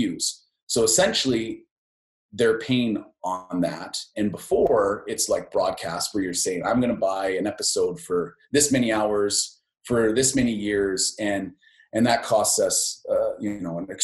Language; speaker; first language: English; native; English